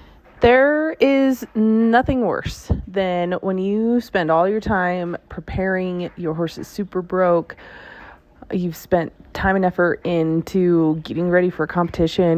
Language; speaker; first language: English; native; English